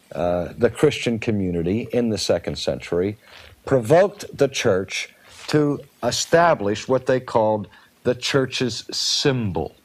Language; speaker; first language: English; native; English